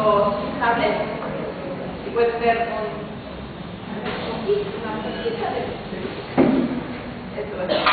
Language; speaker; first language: Spanish; non-native, fluent; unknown